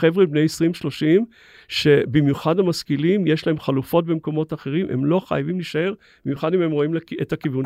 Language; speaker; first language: Hebrew; native; Hebrew